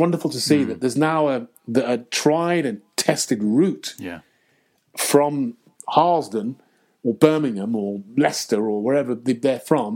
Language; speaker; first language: English; native; English